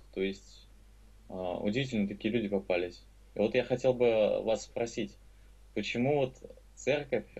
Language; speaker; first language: Russian; native; Russian